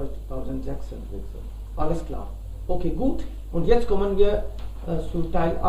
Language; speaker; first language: German; non-native, fluent; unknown